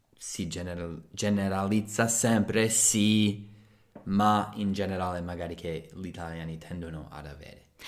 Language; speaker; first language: Italian; non-native, fluent; English